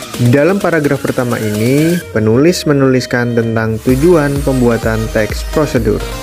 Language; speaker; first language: Indonesian; native; Indonesian